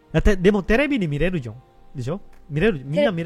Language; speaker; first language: Japanese; non-native, fluent; Indonesian